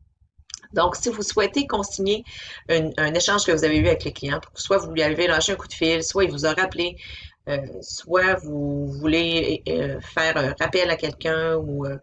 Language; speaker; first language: French; native; French